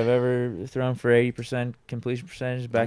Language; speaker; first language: English; native; English